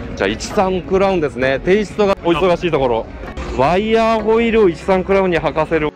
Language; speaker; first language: Japanese; native; Japanese